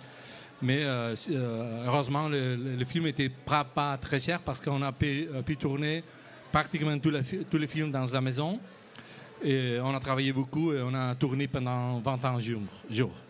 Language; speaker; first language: French; non-native, learner; Spanish